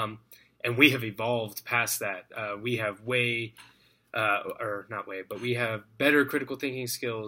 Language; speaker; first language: English; native; English